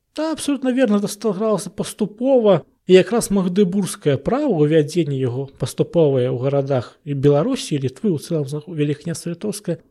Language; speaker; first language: Belarusian; non-native, local second language; Russian